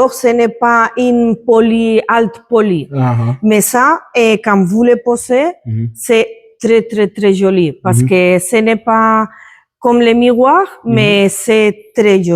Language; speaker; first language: French; non-native, learner; Spanish